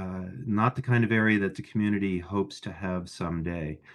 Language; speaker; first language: English; native; English